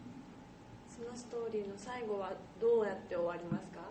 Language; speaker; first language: Japanese; native; Japanese